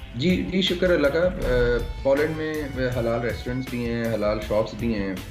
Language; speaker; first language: Urdu; non-native, local second language; Punjabi